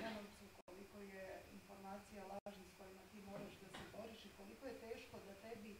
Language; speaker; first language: Bosnian; native; Bosnian